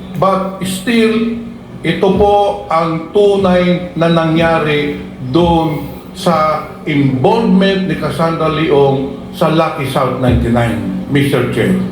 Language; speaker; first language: Filipino; native; Filipino